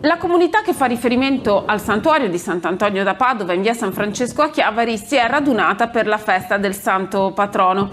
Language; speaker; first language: Italian; native; Italian